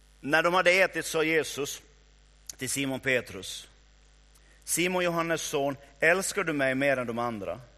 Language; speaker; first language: Swedish; native; Swedish